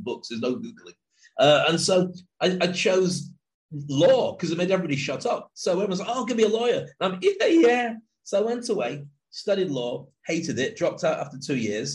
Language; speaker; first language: English; native; English